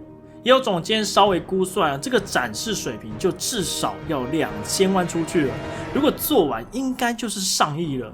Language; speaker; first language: Chinese; native; Chinese